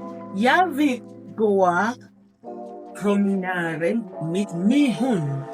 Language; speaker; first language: Swedish; non-native, learner; English